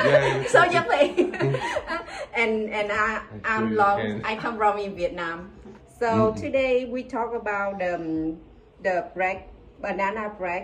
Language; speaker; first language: English; non-native, learner; Vietnamese